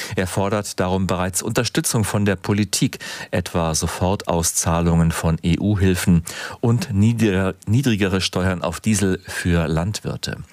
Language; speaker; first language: German; native; German